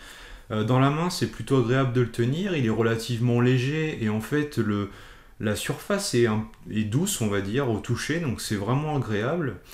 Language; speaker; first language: French; native; French